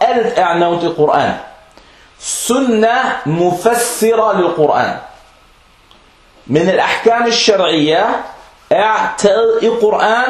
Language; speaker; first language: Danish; non-native, local second language; Arabic